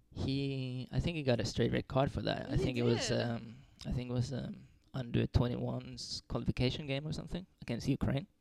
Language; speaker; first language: English; non-native, fluent; Finnish